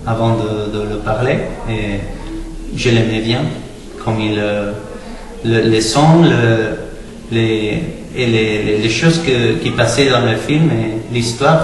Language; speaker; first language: French; non-native, learner; Spanish